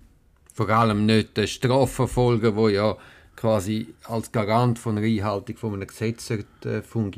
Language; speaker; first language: German; native; German